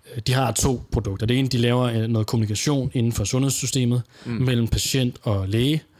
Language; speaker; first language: Danish; native; Danish